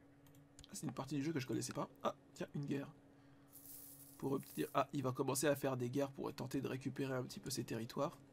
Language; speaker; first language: French; native; French